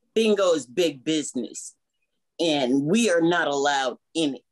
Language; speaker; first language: English; native; English